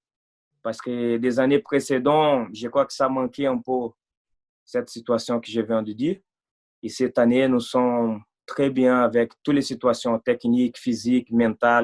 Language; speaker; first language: French; non-native, fluent; Portuguese